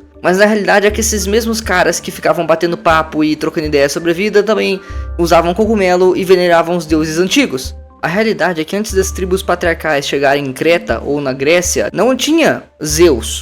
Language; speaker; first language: Portuguese; native; Portuguese